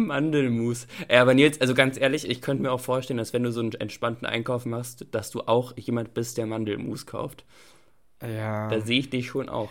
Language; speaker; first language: German; native; German